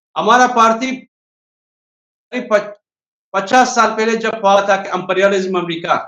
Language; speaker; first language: Hindi; non-native, fluent; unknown